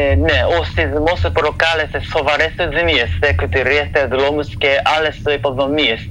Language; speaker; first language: Greek; non-native, fluent; Japanese